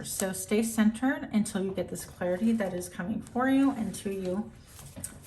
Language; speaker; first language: English; native; English